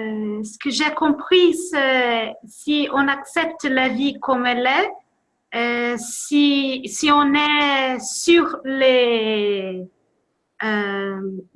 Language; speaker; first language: French; non-native, fluent; Portuguese